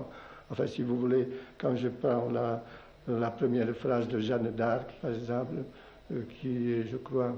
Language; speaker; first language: French; non-native, local second language; Occitan